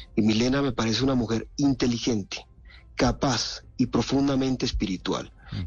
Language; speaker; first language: Spanish; native; Spanish